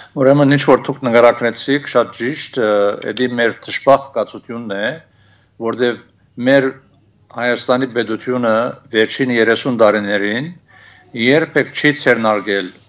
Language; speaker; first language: Armenian; early bilingual, heritage; Armenian